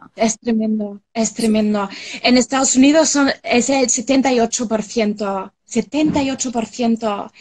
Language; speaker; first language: Spanish; non-native, fluent; German